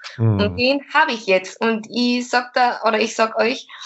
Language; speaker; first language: German; native; German